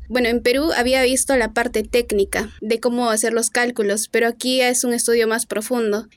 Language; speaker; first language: Spanish; native; Spanish